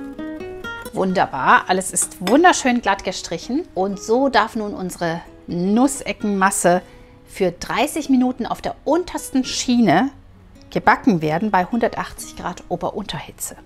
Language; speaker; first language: German; native; German